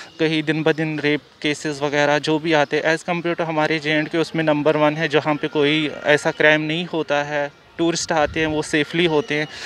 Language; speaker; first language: Hindi; non-native, local second language; Kashmiri